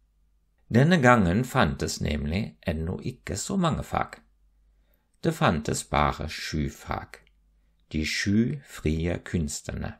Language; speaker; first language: Norwegian; non-native, fluent; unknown